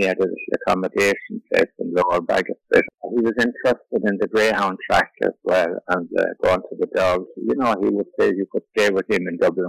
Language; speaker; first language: English; native; English